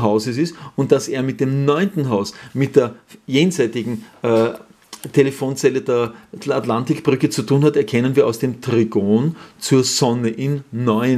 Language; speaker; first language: German; native; German